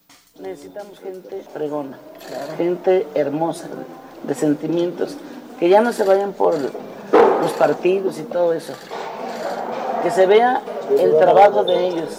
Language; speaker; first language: Spanish; native; Spanish